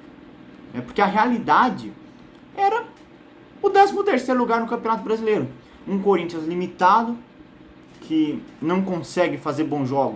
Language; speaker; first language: Portuguese; native; Portuguese